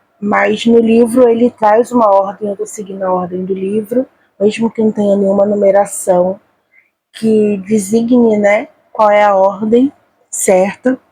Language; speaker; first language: Portuguese; native; Portuguese